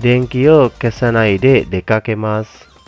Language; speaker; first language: Japanese; non-native, fluent; Indonesian